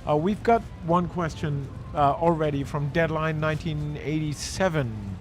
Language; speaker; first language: English; non-native, fluent; German